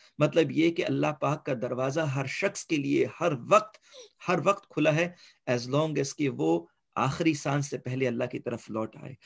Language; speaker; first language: Urdu; early bilingual, heritage; Urdu